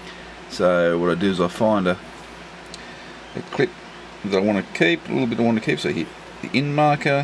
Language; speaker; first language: English; native; English